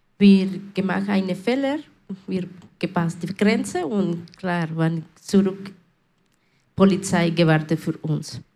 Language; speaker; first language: German; non-native, learner; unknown